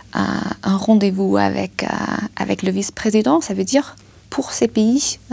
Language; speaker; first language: French; non-native, fluent; German